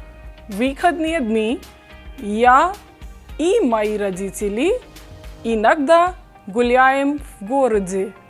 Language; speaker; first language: Russian; non-native, fluent; English